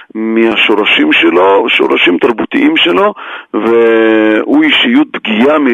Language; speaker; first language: Hebrew; non-native, fluent; Russian